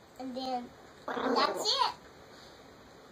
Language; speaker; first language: English; native; English